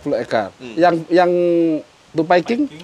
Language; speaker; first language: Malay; non-native, local second language; Javanese